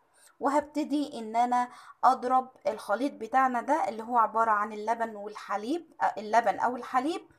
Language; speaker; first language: Arabic; native; Arabic